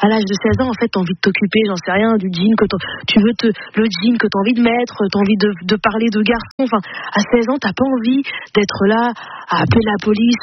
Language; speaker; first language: French; native; French